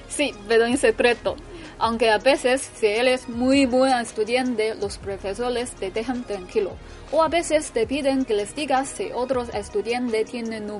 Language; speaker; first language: Spanish; non-native, fluent; Chinese